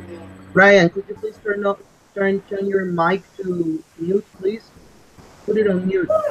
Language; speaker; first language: English; non-native, fluent; Spanish